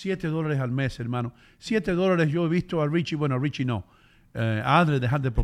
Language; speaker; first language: Spanish; native; Spanish